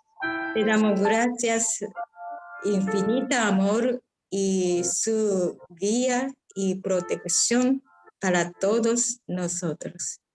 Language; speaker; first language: Spanish; non-native, fluent; Japanese